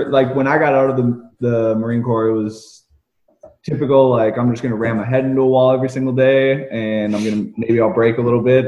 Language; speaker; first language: English; native; English